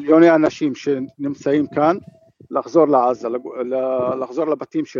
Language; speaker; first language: Hebrew; non-native, fluent; Arabic